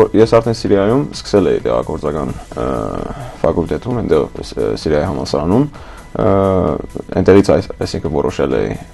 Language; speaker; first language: Armenian; early bilingual, heritage; Armenian